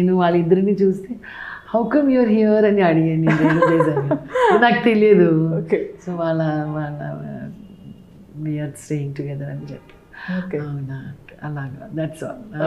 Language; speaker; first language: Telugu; non-native, local second language; Malayalam